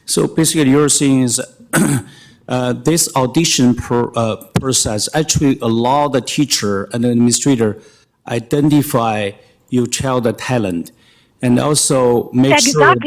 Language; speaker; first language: English; non-native, fluent; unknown